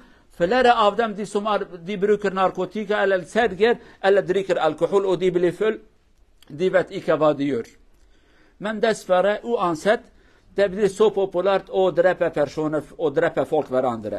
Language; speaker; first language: Norwegian; non-native, fluent; Kurdish